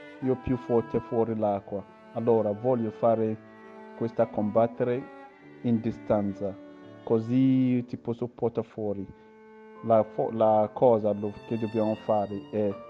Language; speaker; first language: Italian; non-native, learner; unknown